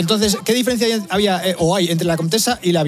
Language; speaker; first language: Spanish; native; Spanish